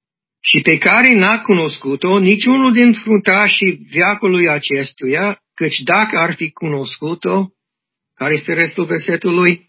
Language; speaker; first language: Romanian; non-native, learner; English